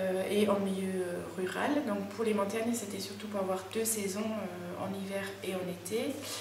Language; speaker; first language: French; non-native, fluent; German